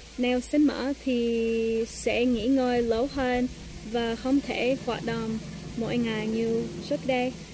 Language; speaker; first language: Vietnamese; non-native, learner; English